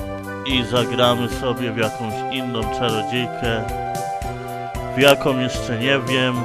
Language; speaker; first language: Polish; native; Polish